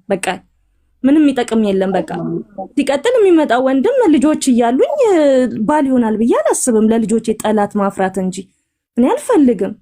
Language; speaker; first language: Amharic; native; Amharic